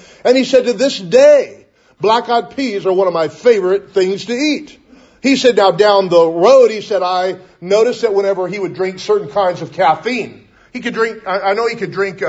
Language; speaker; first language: English; native; English